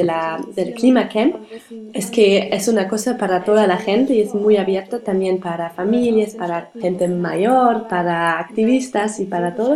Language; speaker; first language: Spanish; non-native, learner; German